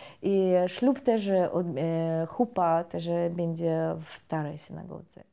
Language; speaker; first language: Polish; non-native, fluent; Russian